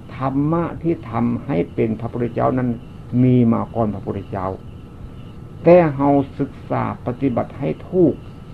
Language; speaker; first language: Thai; native; Thai